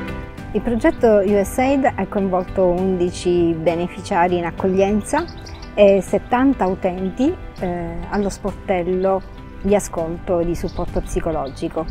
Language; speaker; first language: Italian; native; Italian